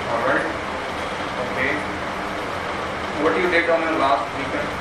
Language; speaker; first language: English; non-native, local second language; Punjabi